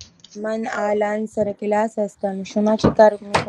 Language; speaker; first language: Persian; non-native, learner; Urdu